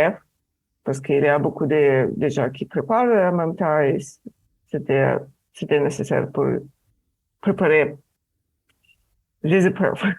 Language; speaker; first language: French; non-native, fluent; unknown